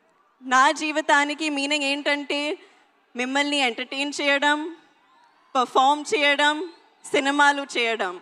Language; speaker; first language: Telugu; non-native, learner; Hindi